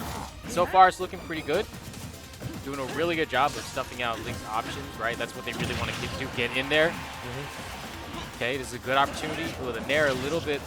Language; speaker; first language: English; native; English